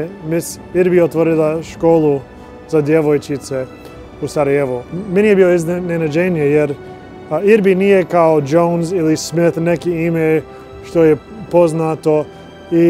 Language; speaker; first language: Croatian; non-native, learner; English